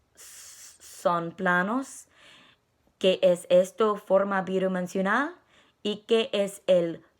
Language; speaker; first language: Spanish; non-native, learner; English